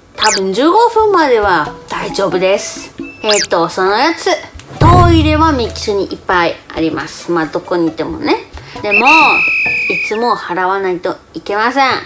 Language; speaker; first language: Japanese; non-native, fluent; Spanish